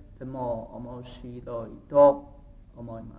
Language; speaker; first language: Japanese; non-native, learner; English